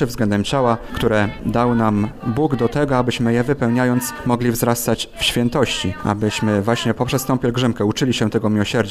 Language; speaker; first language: Polish; native; Polish